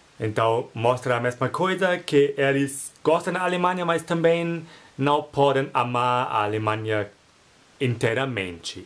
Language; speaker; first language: Portuguese; non-native, fluent; German